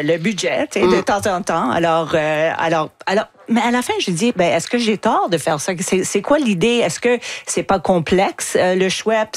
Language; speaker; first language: French; non-native, fluent; English